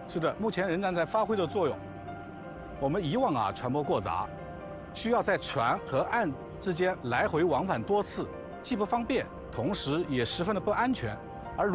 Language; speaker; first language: Chinese; native; Chinese